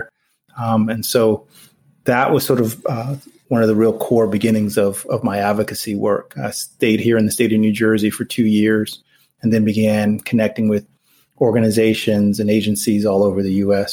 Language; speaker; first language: English; native; English